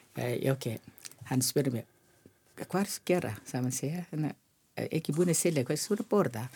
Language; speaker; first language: Icelandic; non-native, learner; Thai